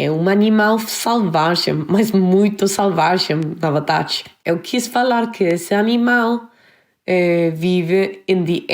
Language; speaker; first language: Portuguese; non-native, learner; Danish